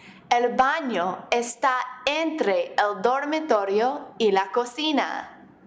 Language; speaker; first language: Spanish; non-native, fluent; English